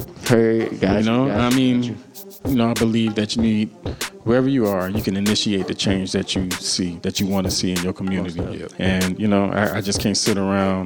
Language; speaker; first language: English; native; English